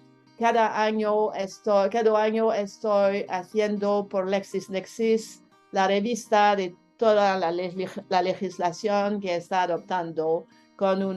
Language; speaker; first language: Spanish; non-native, learner; French